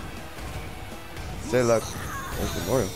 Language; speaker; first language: Spanish; non-native, learner; English